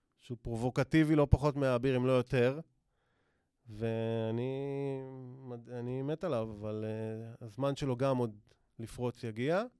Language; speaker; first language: Hebrew; native; Hebrew